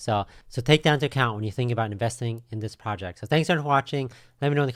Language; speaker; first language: English; native; English